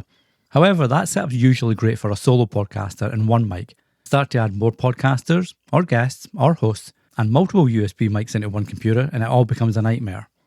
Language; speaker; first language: English; native; English